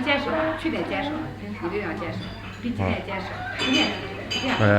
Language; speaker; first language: Chinese; native; Chinese